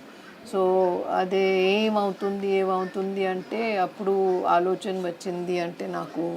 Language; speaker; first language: Telugu; non-native, fluent; Hindi